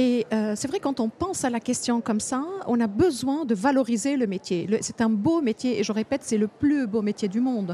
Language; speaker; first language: French; non-native, local second language; Arabic